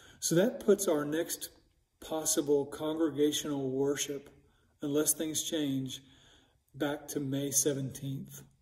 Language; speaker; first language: English; native; English